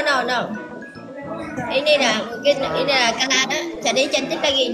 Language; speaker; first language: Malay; non-native, learner; Vietnamese